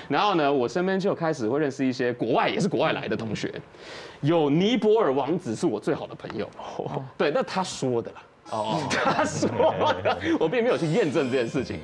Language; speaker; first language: Chinese; native; Chinese